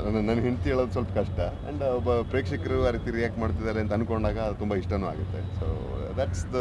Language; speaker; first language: Kannada; native; Kannada